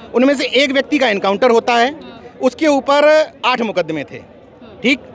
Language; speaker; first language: Hindi; native; Hindi